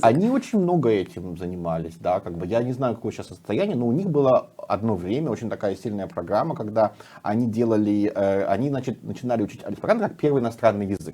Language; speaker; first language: Russian; native; Russian